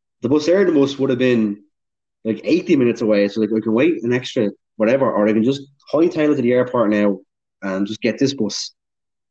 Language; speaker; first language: English; native; English